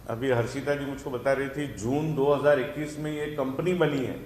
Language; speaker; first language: Hindi; non-native, local second language; Marathi